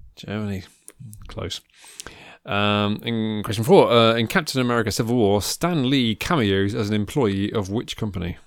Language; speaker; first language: English; native; English